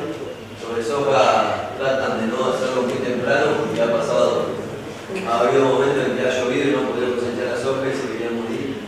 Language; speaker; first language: Spanish; native; Spanish